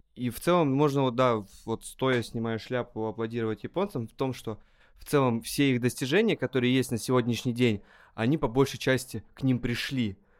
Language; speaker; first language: Russian; native; Russian